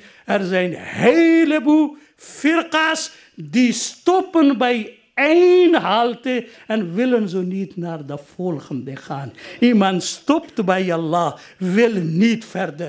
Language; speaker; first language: Dutch; non-native, fluent; Urdu